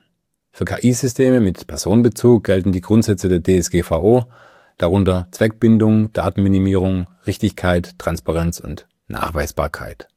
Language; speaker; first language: German; native; German